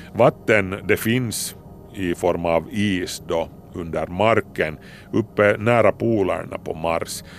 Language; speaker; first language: Swedish; native; Swedish